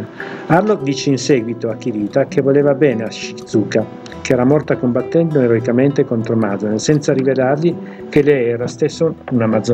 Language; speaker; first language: Italian; native; Italian